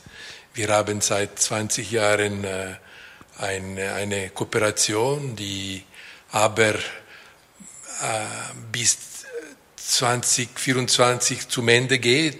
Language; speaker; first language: German; non-native, local second language; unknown